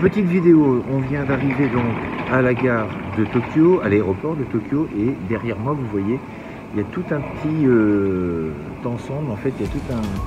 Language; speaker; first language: French; native; French